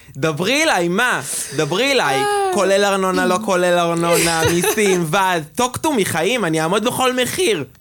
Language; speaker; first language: Hebrew; native; Hebrew